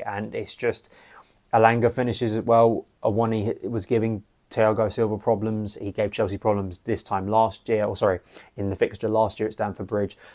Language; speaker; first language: English; native; English